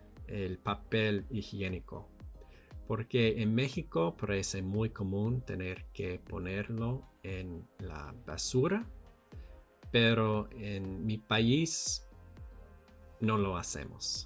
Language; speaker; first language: Spanish; non-native, learner; English